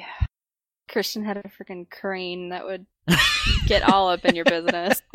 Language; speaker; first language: English; native; English